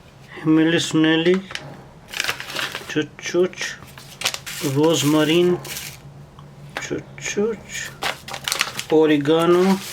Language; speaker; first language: Russian; non-native, learner; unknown